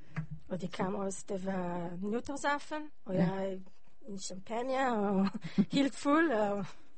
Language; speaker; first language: Danish; non-native, learner; Hebrew